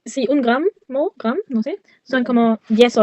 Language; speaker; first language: Spanish; non-native, learner; German